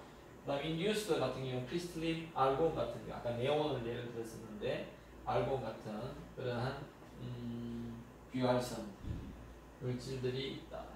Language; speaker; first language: Korean; native; Korean